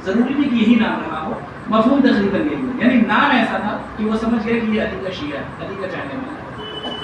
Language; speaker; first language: Urdu; native; Urdu